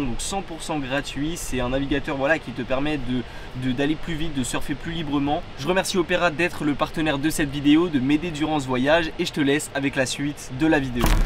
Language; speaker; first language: French; native; French